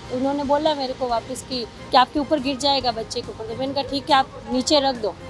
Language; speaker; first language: Hindi; native; Hindi